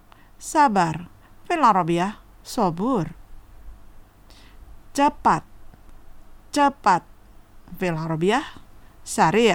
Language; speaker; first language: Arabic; non-native, fluent; Indonesian